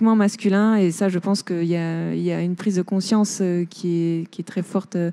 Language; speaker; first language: French; native; French